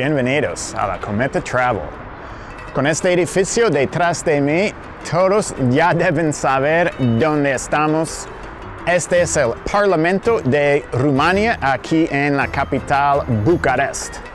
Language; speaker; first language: Spanish; non-native, fluent; English